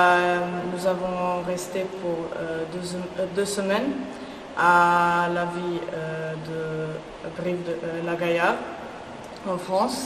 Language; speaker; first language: French; non-native, learner; Croatian